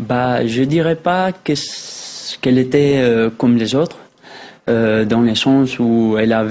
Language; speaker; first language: French; non-native, fluent; Spanish